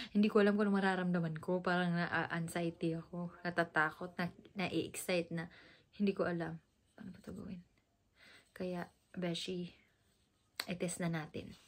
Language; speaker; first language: Filipino; non-native, local second language; Cebuano